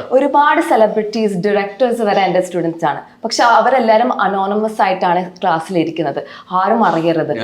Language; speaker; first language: Malayalam; non-native, local second language; English